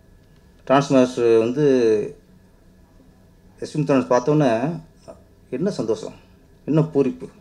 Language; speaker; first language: Tamil; native; Tamil